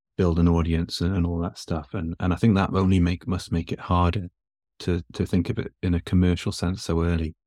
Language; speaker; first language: English; native; English